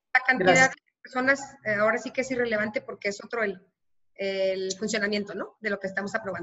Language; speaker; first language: Spanish; native; Spanish